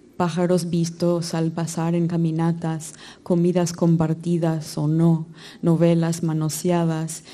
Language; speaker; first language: Spanish; non-native, fluent; English